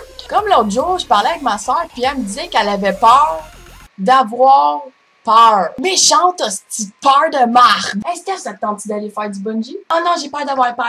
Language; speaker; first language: French; native; French